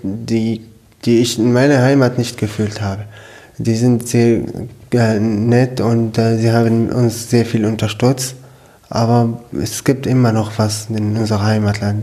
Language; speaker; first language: German; non-native, learner; Arabic